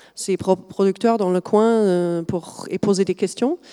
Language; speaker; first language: French; non-native, fluent; German